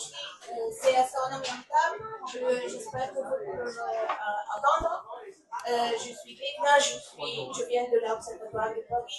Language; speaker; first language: French; non-native, learner; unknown